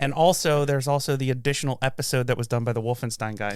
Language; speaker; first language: English; native; English